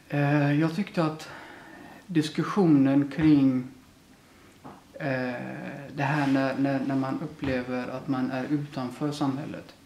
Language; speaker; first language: Swedish; early bilingual, other home language; Somali